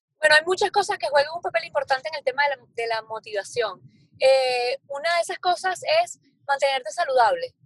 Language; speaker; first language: Spanish; native; Spanish